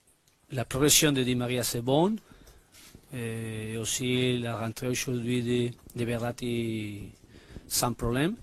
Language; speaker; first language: French; non-native, learner; Spanish